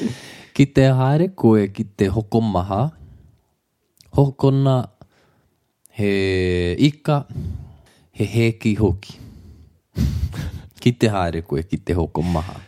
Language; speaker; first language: Māori; non-native, local second language; English